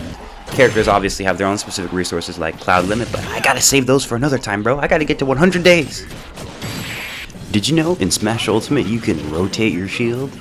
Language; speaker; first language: English; native; English